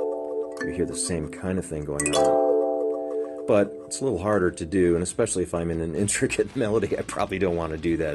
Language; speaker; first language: English; native; English